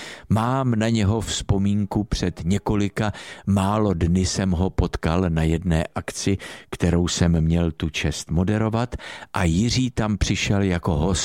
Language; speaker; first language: Czech; native; Czech